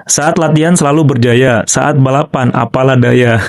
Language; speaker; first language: Indonesian; native; Indonesian